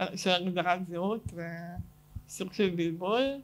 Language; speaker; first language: Hebrew; native; Hebrew